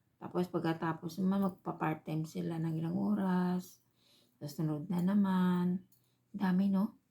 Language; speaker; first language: Filipino; native; Filipino